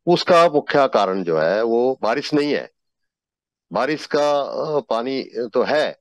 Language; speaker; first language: Hindi; native; Hindi